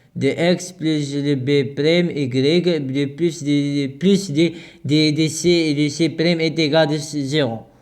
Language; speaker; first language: French; non-native, local second language; Arabic